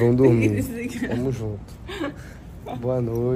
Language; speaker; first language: Portuguese; native; Portuguese